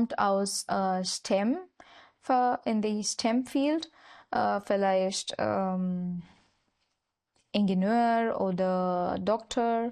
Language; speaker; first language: German; non-native, learner; Marathi